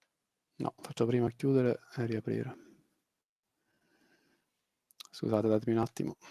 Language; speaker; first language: Italian; native; Italian